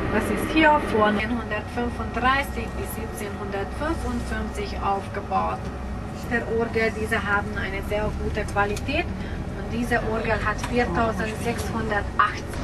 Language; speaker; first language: German; non-native, learner; Hungarian